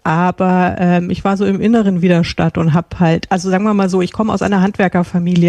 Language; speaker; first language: German; native; German